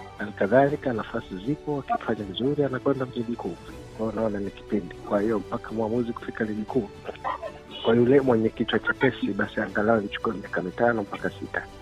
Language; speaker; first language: Swahili; native; Swahili